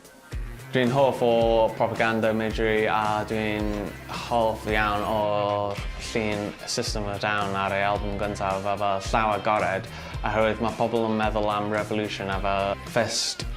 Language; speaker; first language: Welsh; non-native, local second language; English